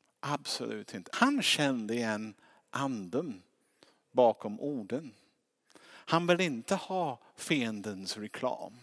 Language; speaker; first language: Swedish; non-native, fluent; English